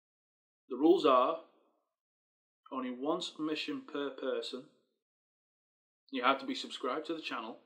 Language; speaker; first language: English; native; English